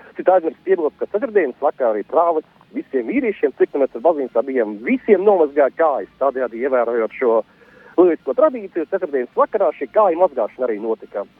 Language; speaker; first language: Latvian; native; Latvian